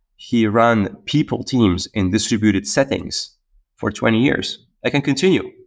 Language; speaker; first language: English; non-native, fluent; Arabic